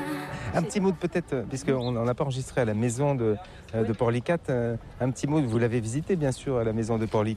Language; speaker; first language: French; native; French